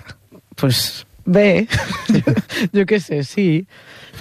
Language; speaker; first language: Catalan; non-native, learner; Spanish